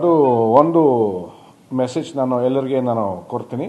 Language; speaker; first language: Kannada; non-native, fluent; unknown